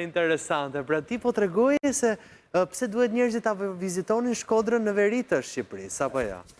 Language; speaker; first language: Albanian; native; Albanian